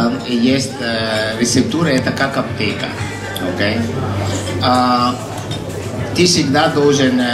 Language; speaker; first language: Russian; non-native, learner; Italian